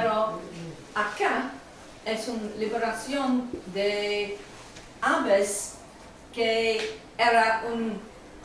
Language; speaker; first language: Spanish; non-native, learner; English